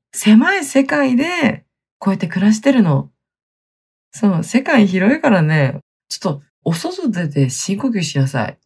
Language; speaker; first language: Japanese; native; Japanese